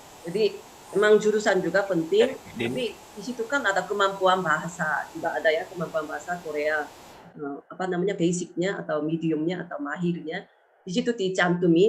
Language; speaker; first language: Indonesian; non-native, fluent; Korean